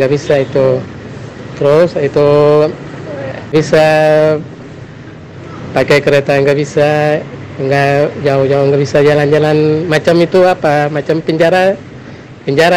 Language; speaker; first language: Indonesian; non-native, learner; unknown